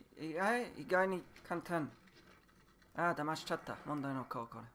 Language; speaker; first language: Japanese; non-native, learner; English